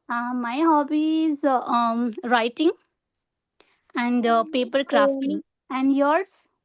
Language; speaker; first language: English; non-native, learner; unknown